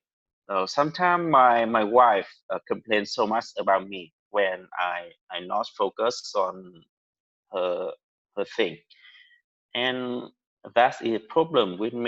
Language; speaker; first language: English; non-native, learner; Vietnamese